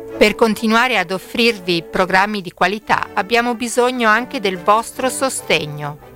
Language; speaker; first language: Italian; native; Italian